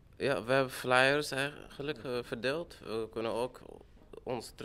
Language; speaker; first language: Dutch; non-native, fluent; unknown